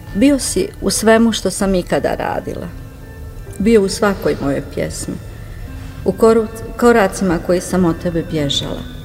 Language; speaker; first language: Bosnian; native; Bosnian